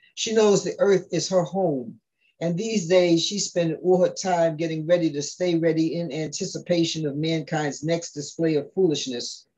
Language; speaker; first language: English; early bilingual, other home language; Spanish